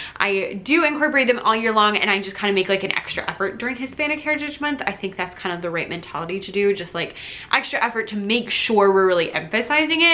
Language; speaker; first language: English; native; English